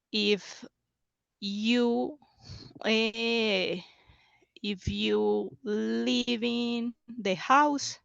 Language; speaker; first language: English; non-native, learner; Spanish